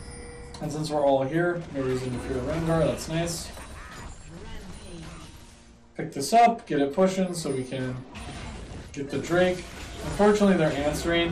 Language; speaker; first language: English; native; English